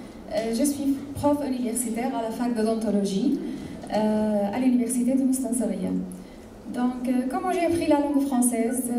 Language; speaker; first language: French; non-native, fluent; Arabic